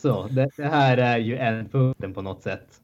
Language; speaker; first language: Swedish; native; Swedish